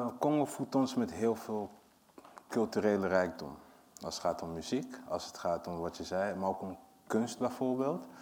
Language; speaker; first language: Dutch; early bilingual, other home language; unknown